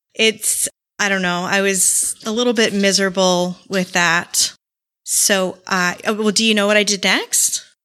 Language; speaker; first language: English; native; English